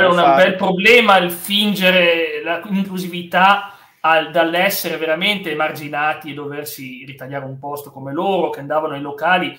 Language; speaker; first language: Italian; native; Italian